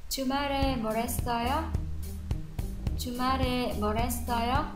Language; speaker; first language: Korean; non-native, fluent; Vietnamese